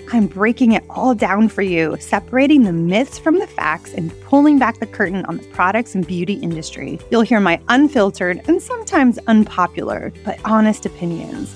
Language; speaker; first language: English; native; English